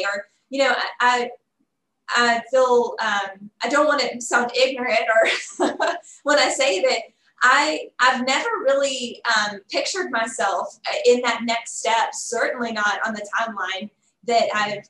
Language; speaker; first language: English; native; English